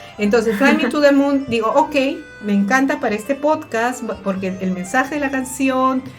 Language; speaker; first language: Spanish; native; Spanish